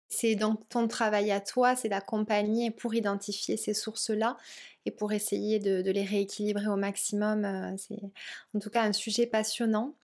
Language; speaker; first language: French; native; French